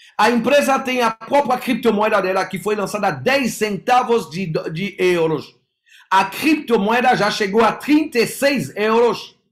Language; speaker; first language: Portuguese; non-native, fluent; French